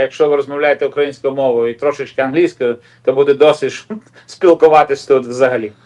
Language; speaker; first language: Ukrainian; non-native, local second language; Russian